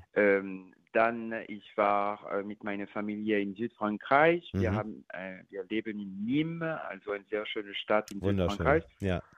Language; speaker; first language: German; non-native, learner; French